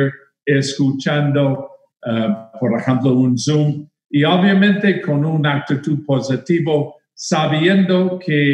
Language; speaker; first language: Spanish; non-native, fluent; English